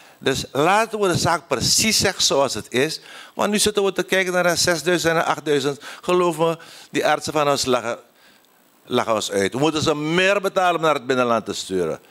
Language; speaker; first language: Dutch; native; Dutch